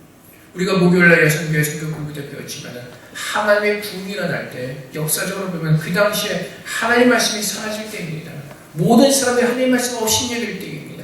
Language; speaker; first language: Korean; native; Korean